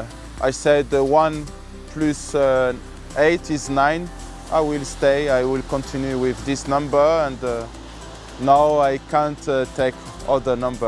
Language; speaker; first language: English; non-native, learner; French